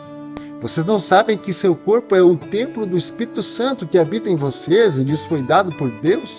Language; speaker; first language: Portuguese; native; Portuguese